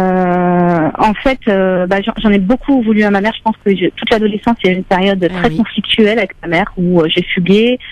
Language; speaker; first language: French; native; French